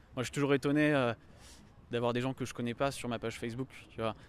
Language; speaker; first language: French; native; French